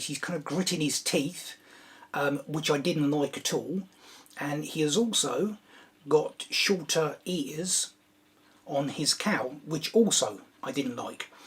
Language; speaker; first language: English; native; English